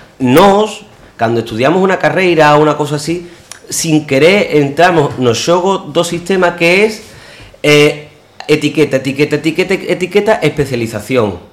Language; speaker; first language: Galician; non-native, local second language; Spanish